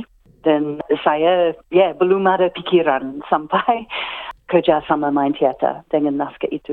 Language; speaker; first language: Indonesian; non-native, fluent; English